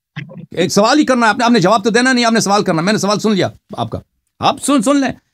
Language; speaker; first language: Urdu; non-native, fluent; Persian